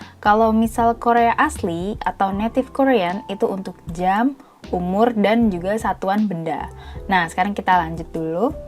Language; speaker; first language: Indonesian; native; Indonesian